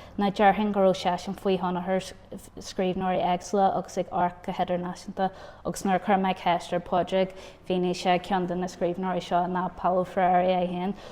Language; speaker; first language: Irish; non-native, local second language; English